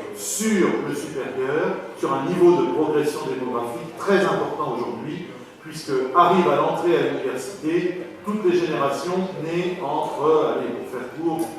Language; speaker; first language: French; native; French